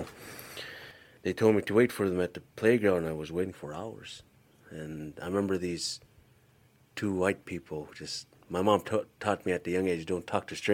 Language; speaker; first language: English; early bilingual, other home language; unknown